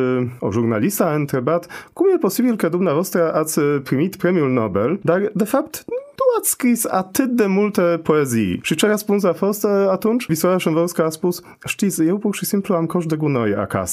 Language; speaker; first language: Romanian; non-native, fluent; Polish